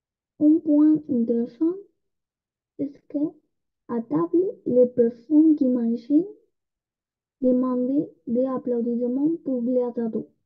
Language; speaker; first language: French; non-native, learner; Spanish